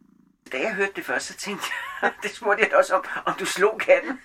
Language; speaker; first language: Danish; native; Danish